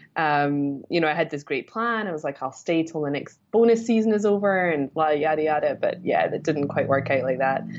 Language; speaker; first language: English; native; English